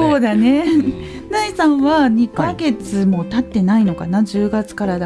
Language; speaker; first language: Japanese; native; Japanese